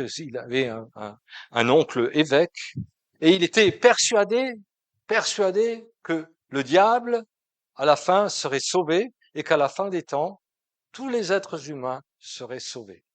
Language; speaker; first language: French; native; French